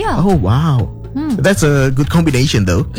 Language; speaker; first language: English; non-native, fluent; Indonesian